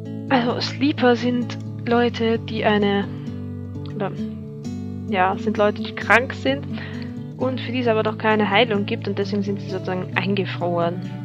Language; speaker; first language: German; native; German